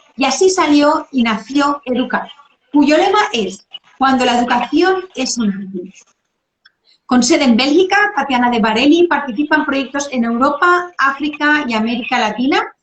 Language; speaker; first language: Spanish; native; Spanish